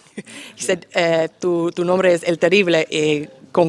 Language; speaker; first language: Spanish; non-native, learner; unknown